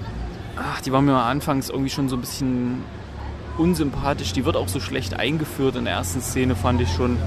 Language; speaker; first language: German; native; German